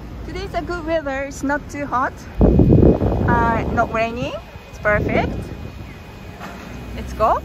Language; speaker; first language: English; non-native, fluent; Japanese